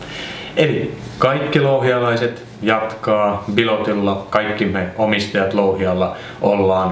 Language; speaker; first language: Finnish; native; Finnish